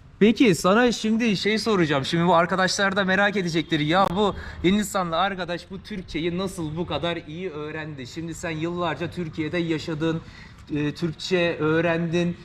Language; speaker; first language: Turkish; native; Turkish